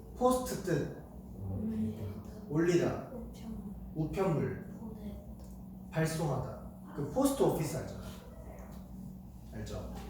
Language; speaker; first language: Korean; native; Korean